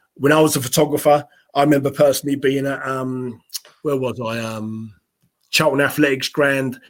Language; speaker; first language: English; native; English